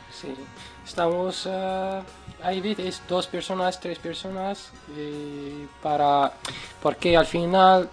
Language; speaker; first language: Spanish; non-native, learner; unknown